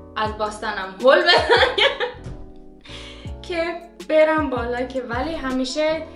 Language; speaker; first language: Persian; early bilingual, heritage; Persian